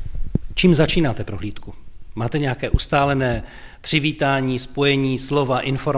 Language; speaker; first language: Czech; native; Czech